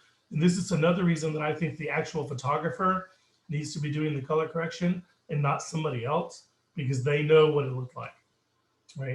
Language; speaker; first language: English; native; English